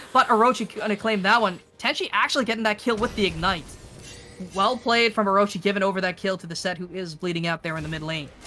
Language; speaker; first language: English; native; English